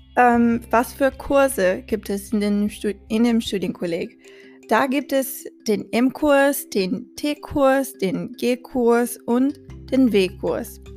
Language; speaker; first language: German; non-native, fluent; Portuguese